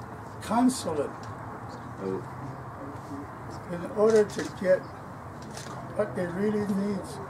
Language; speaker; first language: English; non-native, local second language; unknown